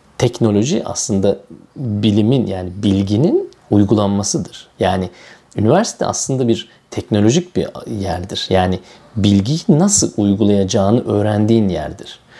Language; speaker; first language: Turkish; native; Turkish